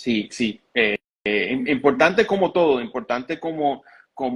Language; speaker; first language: Spanish; early bilingual, heritage; Spanish